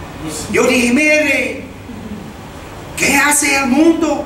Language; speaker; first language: Spanish; non-native, fluent; English